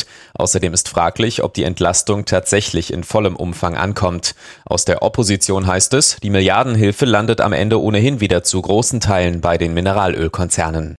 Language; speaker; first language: German; native; German